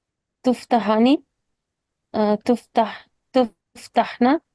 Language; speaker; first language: Arabic; non-native, learner; Urdu